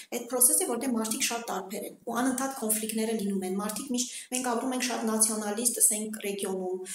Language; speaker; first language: Armenian; early bilingual, heritage; Armenian